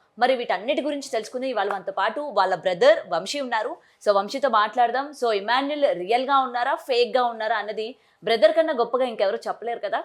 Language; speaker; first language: Telugu; native; Telugu